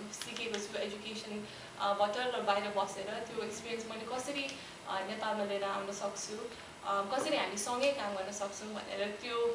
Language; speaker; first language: Nepali; early bilingual, heritage; Nepali